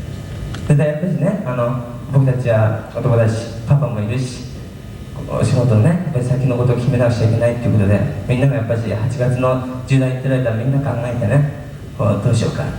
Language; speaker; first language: Japanese; native; Japanese